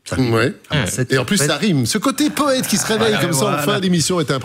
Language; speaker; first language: French; native; French